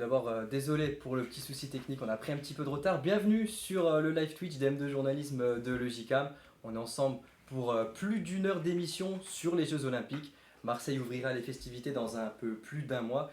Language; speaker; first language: French; native; French